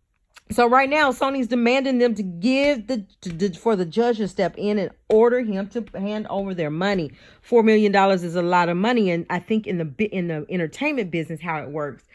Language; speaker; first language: English; native; English